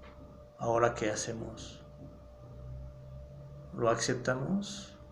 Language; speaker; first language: Spanish; non-native, fluent; French